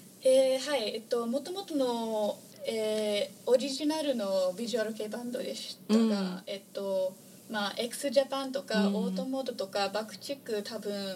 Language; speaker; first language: Japanese; non-native, fluent; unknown